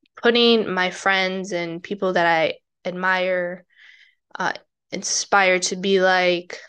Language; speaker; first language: English; native; English